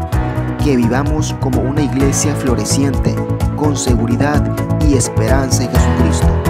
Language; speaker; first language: Spanish; native; Spanish